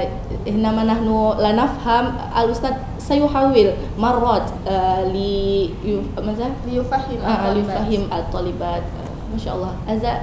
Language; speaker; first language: Arabic; non-native, learner; Indonesian